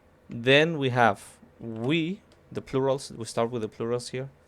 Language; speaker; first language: English; non-native, fluent; Spanish